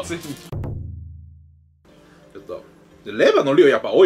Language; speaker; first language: Japanese; native; Japanese